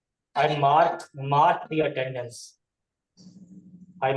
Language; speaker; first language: English; non-native, fluent; Urdu